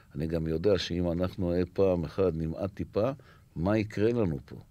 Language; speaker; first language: Hebrew; native; Hebrew